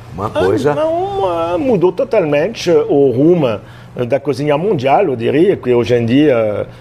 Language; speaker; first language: Portuguese; non-native, fluent; French